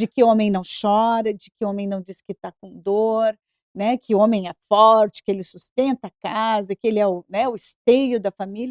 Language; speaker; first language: Portuguese; native; Portuguese